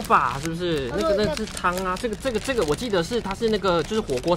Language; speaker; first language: Chinese; native; Chinese